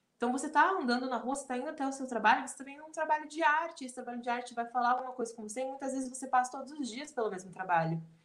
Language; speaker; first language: Portuguese; native; Portuguese